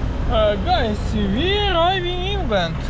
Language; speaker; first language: English; non-native, learner; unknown